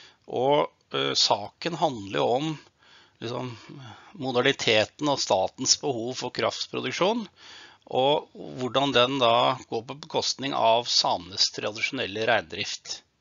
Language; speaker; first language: Norwegian; native; Norwegian